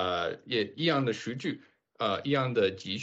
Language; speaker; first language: Chinese; non-native, fluent; English